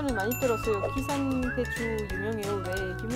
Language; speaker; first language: Korean; non-native, learner; French